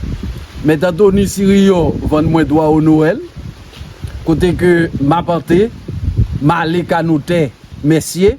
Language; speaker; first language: French; non-native, local second language; Haitian Creole